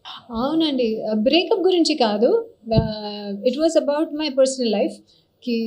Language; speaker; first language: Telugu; non-native, learner; Hindi